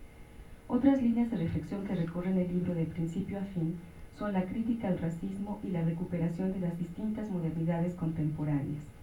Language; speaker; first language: Spanish; native; Spanish